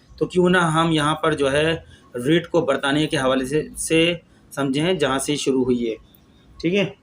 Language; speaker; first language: Urdu; native; Urdu